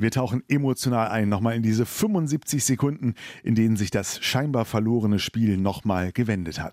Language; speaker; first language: German; native; German